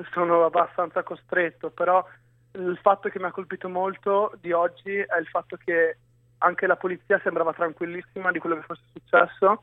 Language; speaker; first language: Italian; native; Italian